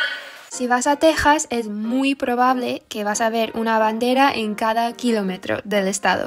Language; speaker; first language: Spanish; non-native, fluent; English